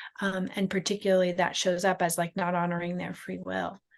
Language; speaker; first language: English; native; English